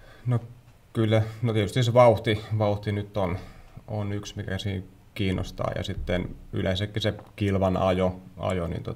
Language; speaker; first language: Finnish; native; Finnish